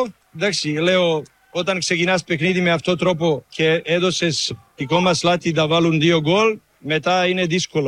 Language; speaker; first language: Greek; non-native, learner; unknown